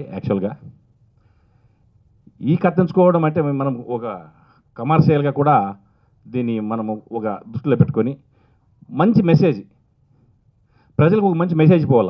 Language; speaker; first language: Telugu; native; Telugu